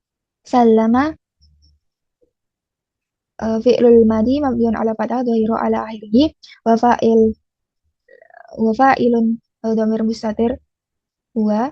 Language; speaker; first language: Arabic; non-native, learner; Indonesian